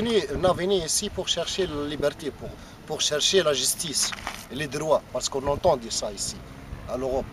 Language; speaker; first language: French; non-native, local second language; Arabic